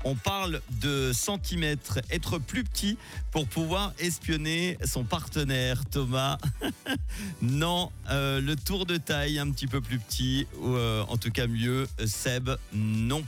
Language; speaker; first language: French; native; French